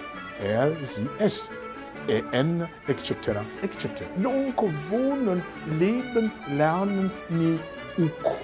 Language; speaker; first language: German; non-native, fluent; Rundi